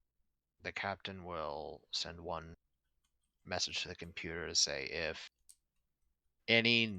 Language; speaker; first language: English; native; English